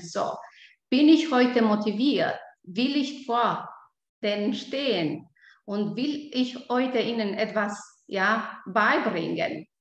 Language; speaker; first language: German; non-native, fluent; Albanian